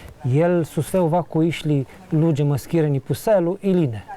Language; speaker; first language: Bosnian; native; Bosnian